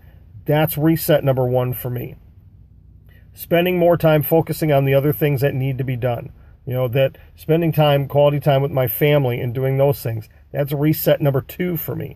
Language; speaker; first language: English; native; English